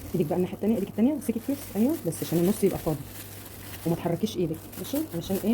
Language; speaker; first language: Arabic; native; Arabic